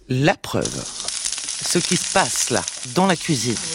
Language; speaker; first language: French; native; French